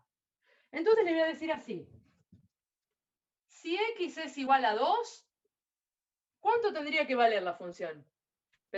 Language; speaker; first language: Spanish; native; Spanish